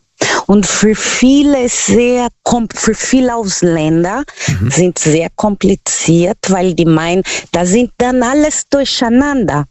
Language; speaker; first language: German; non-native, fluent; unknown